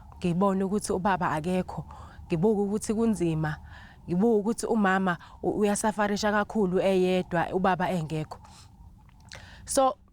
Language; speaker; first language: Zulu; native; Zulu